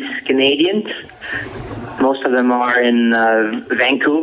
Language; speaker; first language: English; non-native, fluent; French